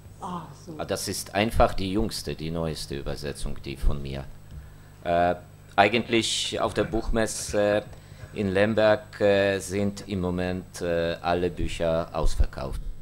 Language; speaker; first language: German; non-native, fluent; Ukrainian